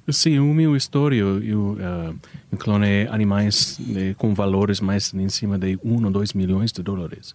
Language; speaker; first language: Portuguese; non-native, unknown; English